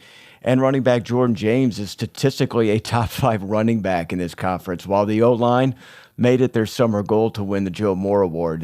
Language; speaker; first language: English; native; English